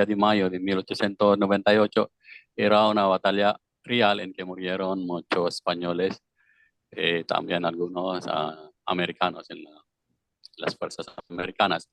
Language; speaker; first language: Spanish; non-native, fluent; Filipino